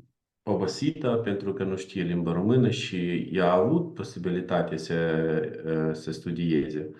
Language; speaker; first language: Romanian; non-native, learner; Ukrainian